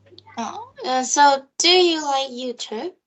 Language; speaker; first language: English; non-native, learner; Vietnamese